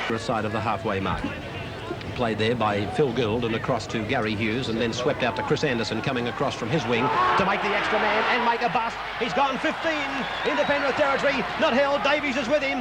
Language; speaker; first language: English; native; English